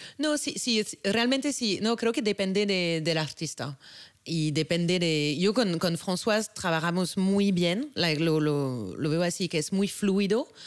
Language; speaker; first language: Spanish; non-native, fluent; French